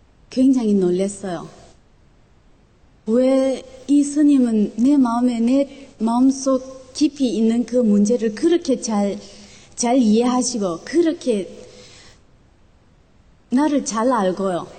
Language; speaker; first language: Korean; non-native, local second language; Chinese